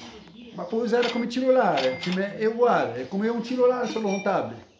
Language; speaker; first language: Italian; non-native, learner; Arabic